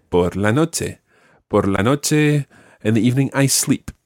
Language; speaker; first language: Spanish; non-native, fluent; English